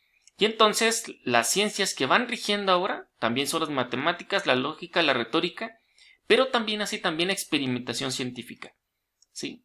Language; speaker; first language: Spanish; native; Spanish